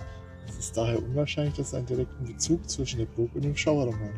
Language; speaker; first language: German; native; German